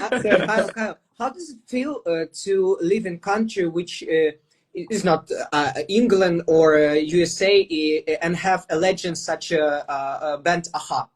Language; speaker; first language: English; non-native, fluent; Ukrainian